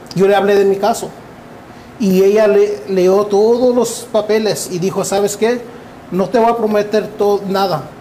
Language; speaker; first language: Spanish; early bilingual, heritage; Spanish